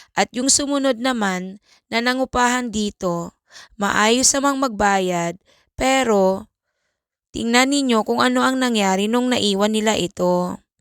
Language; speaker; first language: Filipino; native; Filipino